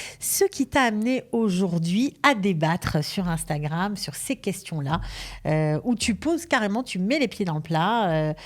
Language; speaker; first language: French; native; French